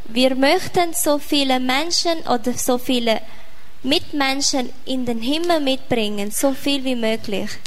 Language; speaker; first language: German; non-native, fluent; Thai